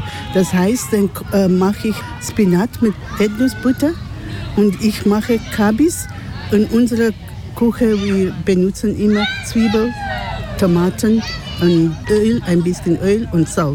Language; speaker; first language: German; non-native, fluent; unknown